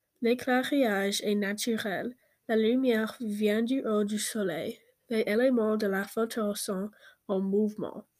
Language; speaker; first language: French; non-native, learner; English